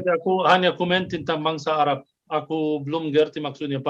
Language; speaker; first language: Indonesian; non-native, fluent; Arabic